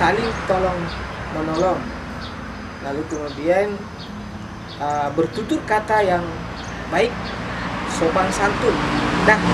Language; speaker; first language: Indonesian; native; Indonesian